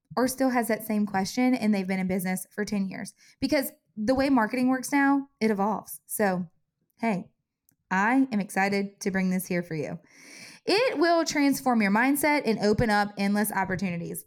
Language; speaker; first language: English; native; English